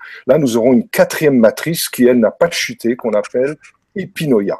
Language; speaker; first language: French; native; French